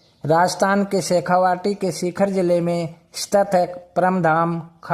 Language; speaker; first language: Hindi; native; Hindi